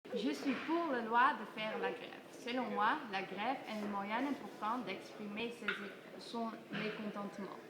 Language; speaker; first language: French; non-native, learner; Dutch